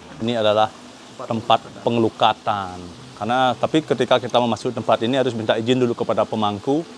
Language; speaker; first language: Indonesian; non-native, local second language; Balinese